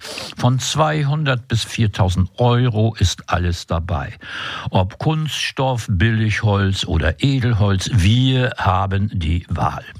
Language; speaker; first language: German; native; German